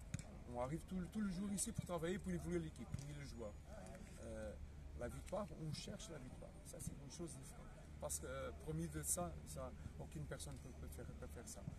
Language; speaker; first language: French; non-native, fluent; Portuguese